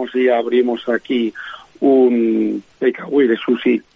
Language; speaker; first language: Spanish; native; Spanish